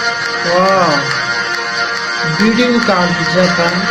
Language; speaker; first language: English; non-native, learner; Bangla